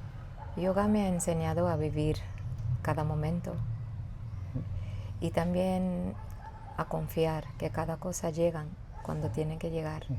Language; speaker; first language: Spanish; non-native, fluent; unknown